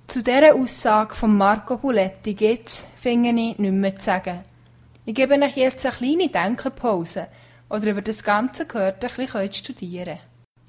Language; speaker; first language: German; native; German